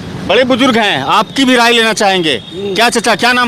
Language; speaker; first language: Hindi; native; Hindi